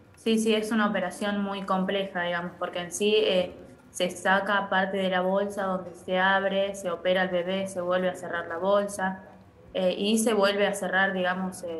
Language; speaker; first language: Spanish; native; Spanish